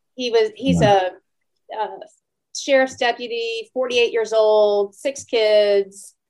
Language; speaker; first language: English; native; English